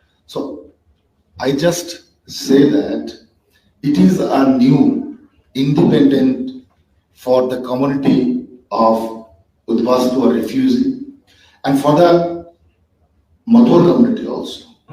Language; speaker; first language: English; non-native, local second language; Bangla